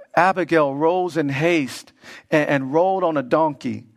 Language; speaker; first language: English; native; English